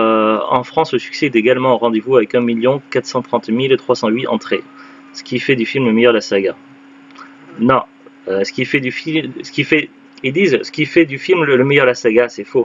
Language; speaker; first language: French; native; French